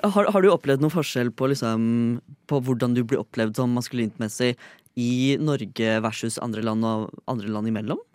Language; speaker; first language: Norwegian; native; Norwegian